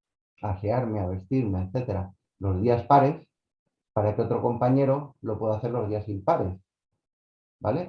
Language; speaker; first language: Spanish; native; Spanish